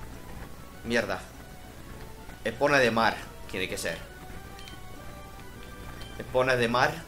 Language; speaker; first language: Spanish; native; Spanish